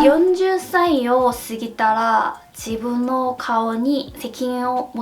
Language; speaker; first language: Japanese; non-native, fluent; Korean